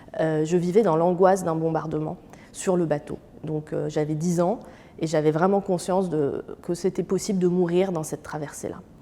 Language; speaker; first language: French; early bilingual, other home language; Arabic